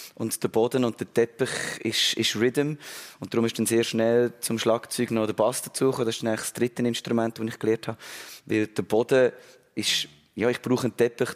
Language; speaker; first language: German; native; German